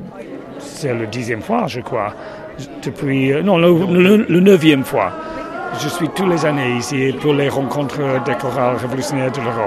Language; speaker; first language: French; non-native, learner; English